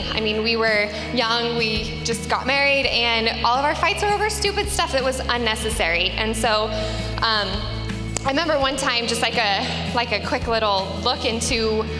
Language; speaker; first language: English; native; English